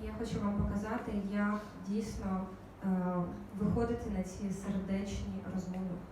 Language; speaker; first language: Ukrainian; native; Ukrainian